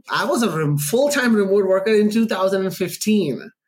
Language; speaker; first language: English; non-native, local second language; Urdu